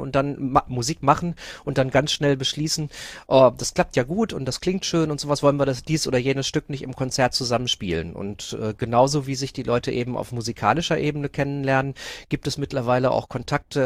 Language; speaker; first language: German; native; German